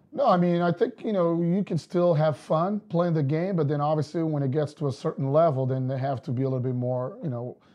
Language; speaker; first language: English; non-native, fluent; Portuguese